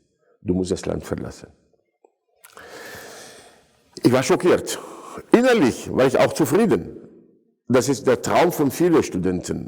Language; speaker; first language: German; non-native, fluent; Arabic